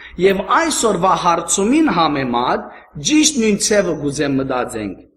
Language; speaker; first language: Armenian; early bilingual, heritage; Armenian